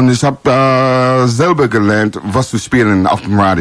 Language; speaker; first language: German; non-native, learner; English